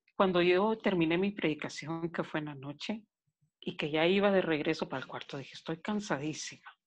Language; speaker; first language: Spanish; native; Spanish